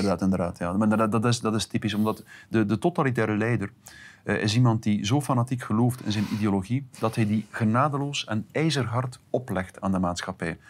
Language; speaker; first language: Dutch; native; Dutch